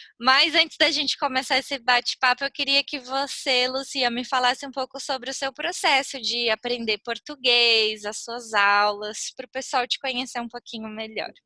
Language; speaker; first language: Portuguese; native; Portuguese